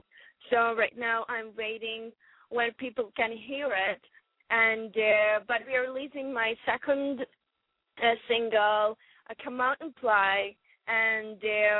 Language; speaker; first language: English; non-native, learner; Ukrainian